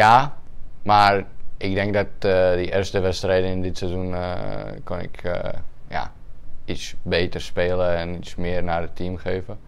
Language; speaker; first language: Dutch; non-native, fluent; Czech